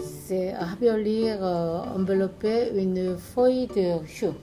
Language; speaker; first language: French; non-native, learner; Korean